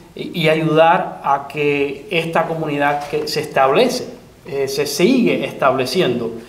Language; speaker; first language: Spanish; early bilingual, other home language; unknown